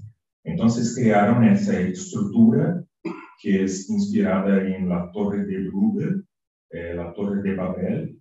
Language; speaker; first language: Spanish; non-native, fluent; Portuguese